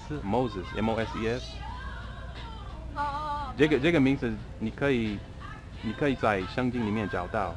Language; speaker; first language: Chinese; non-native, fluent; English